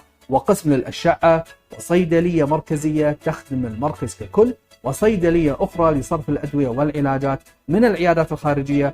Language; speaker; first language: Arabic; native; Arabic